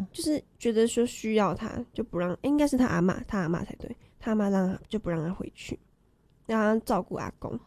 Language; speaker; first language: Chinese; native; Chinese